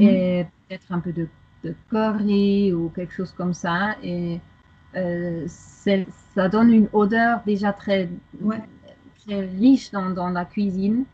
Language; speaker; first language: French; non-native, fluent; German